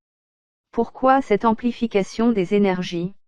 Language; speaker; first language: French; native; French